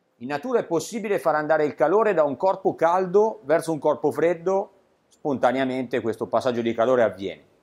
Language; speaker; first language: Italian; native; Italian